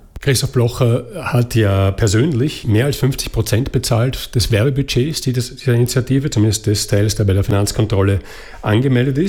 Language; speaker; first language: German; native; German